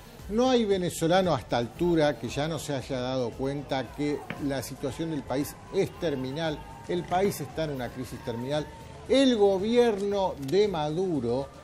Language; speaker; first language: Spanish; native; Spanish